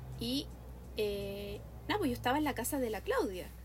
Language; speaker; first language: Spanish; native; Spanish